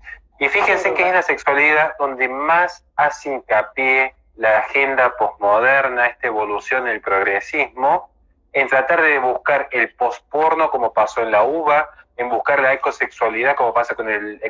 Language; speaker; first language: Spanish; native; Spanish